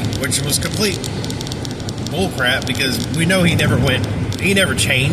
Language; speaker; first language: English; native; English